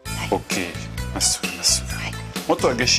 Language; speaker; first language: Japanese; non-native, learner; French